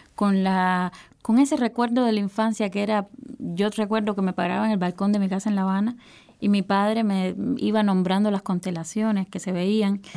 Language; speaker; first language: Spanish; native; Spanish